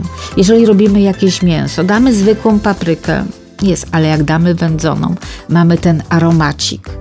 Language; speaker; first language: Polish; native; Polish